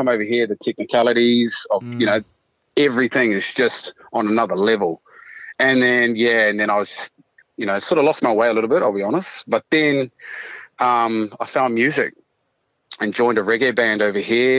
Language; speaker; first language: English; native; English